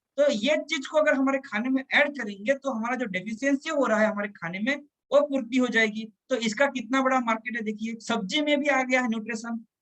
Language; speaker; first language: Hindi; non-native, local second language; Telugu